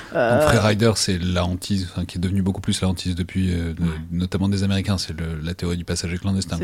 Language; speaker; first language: French; native; French